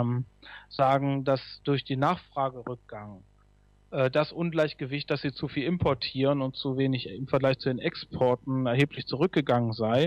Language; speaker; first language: German; native; German